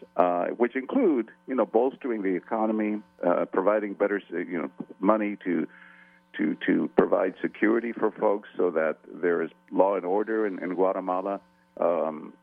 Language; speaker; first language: English; early bilingual, other home language; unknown